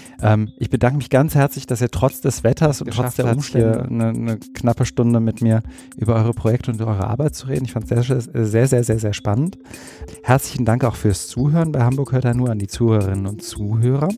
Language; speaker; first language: German; native; German